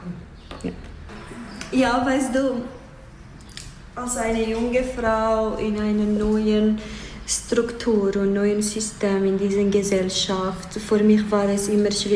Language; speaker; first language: German; non-native, fluent; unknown